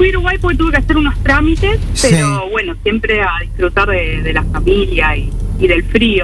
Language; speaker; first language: Spanish; native; Spanish